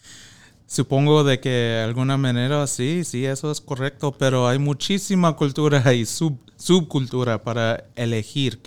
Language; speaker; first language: Spanish; non-native, fluent; English